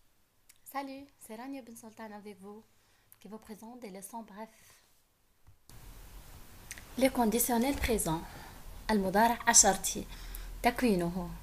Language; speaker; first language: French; non-native, fluent; Arabic